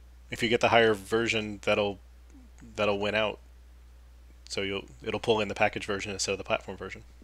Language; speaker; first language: English; native; English